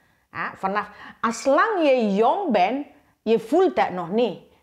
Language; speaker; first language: Dutch; non-native, learner; Indonesian